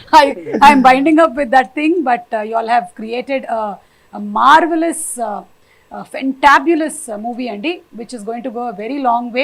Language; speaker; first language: Telugu; native; Telugu